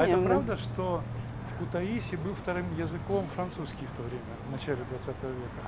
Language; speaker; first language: Russian; native; Russian